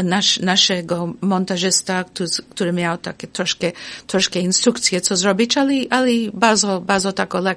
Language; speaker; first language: Polish; non-native, fluent; English